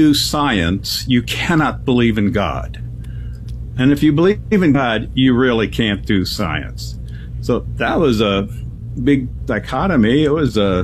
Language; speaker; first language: English; non-native, local second language; German